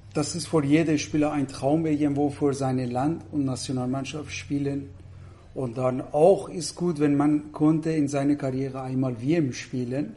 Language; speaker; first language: German; non-native, fluent; Persian